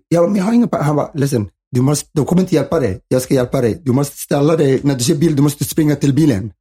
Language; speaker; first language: Swedish; early bilingual, other home language; Somali